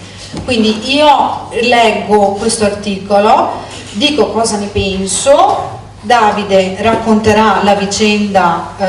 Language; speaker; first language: Italian; native; Italian